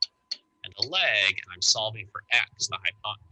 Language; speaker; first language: English; native; English